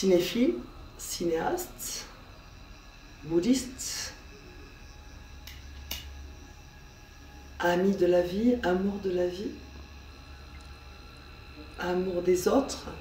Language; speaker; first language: French; native; French